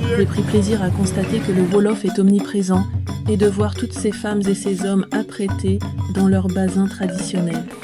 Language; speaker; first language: French; native; French